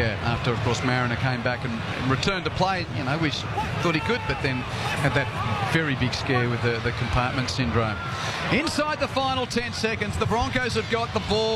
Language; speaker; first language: English; native; English